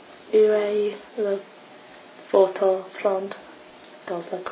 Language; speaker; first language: French; non-native, learner; English